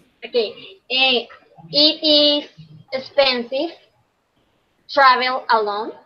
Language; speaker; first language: English; non-native, learner; Spanish